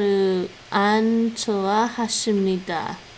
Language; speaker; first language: Korean; non-native, learner; English